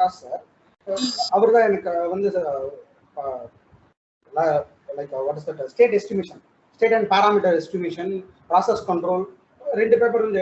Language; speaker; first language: Tamil; native; Tamil